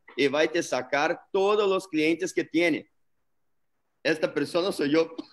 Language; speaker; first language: Spanish; non-native, learner; Portuguese